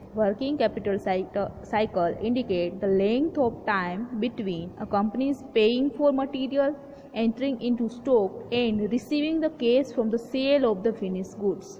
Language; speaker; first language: English; non-native, local second language; Gujarati